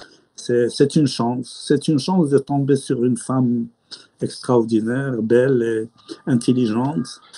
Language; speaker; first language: French; non-native, local second language; Arabic